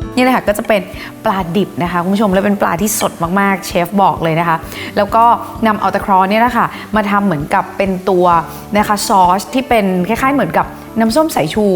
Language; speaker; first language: Thai; native; Thai